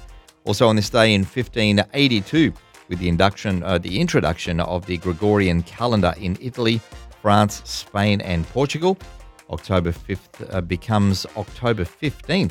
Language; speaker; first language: English; native; English